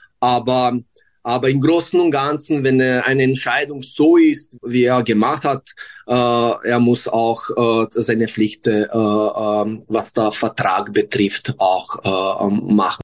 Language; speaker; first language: German; non-native, learner; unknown